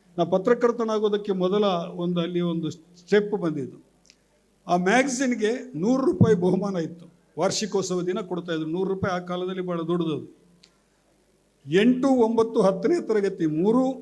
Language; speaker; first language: Kannada; non-native, local second language; Malayalam